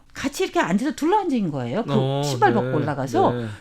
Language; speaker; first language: Korean; non-native, fluent; Chinese